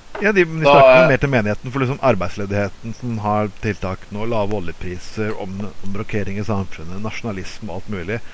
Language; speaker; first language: Norwegian; native; Norwegian